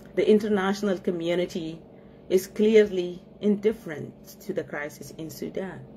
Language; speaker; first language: English; non-native, fluent; Arabic